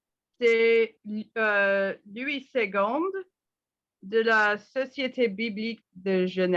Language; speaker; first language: French; non-native, fluent; English